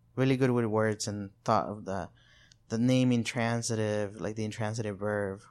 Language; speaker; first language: English; non-native, fluent; Spanish